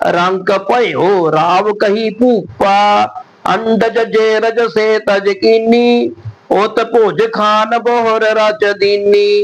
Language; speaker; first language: Hindi; non-native, local second language; Punjabi